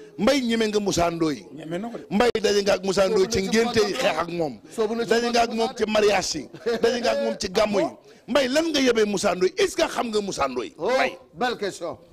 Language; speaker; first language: Wolof; native; Wolof